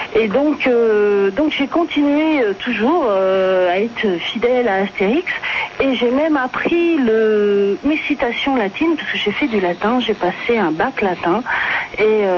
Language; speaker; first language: French; early bilingual, other home language; Portuguese